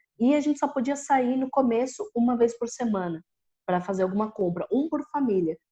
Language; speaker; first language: Portuguese; native; Portuguese